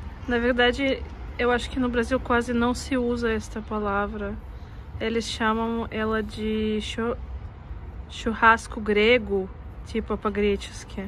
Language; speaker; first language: Portuguese; non-native, fluent; Russian